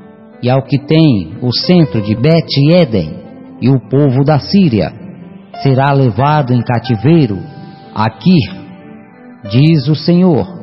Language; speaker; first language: Portuguese; native; Portuguese